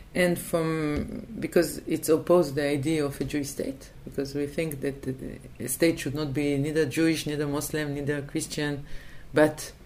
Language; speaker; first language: English; non-native, fluent; Hebrew